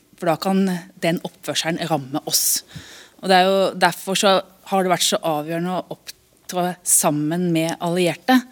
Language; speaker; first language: Norwegian; native; Norwegian